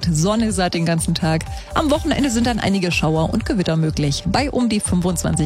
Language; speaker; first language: German; native; German